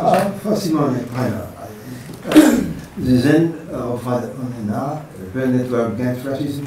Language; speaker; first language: German; non-native, fluent; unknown